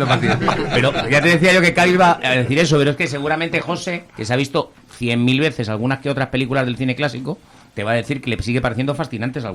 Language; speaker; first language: Spanish; native; Spanish